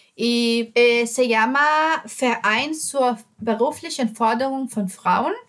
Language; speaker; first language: Spanish; native; Spanish